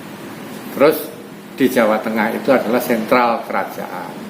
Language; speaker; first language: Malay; non-native, local second language; Javanese